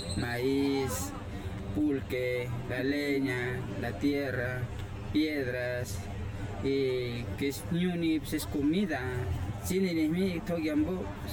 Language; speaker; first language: Spanish; non-native, local second language; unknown